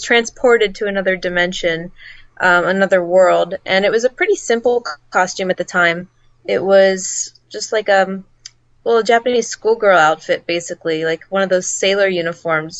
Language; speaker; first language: English; native; English